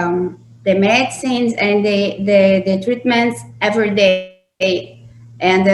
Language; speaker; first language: English; non-native, learner; Portuguese